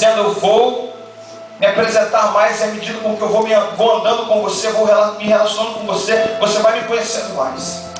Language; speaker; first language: Portuguese; native; Portuguese